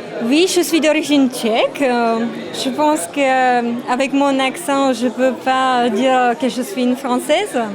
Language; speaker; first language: French; non-native, fluent; Czech